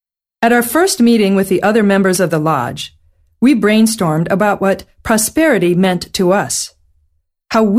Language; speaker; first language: English; native; English